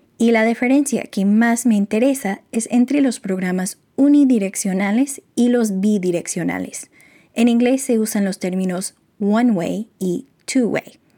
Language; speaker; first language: Spanish; non-native, fluent; English